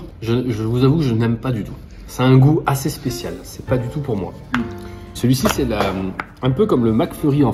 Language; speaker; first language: French; native; French